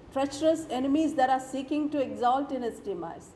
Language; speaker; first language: English; non-native, local second language; Malayalam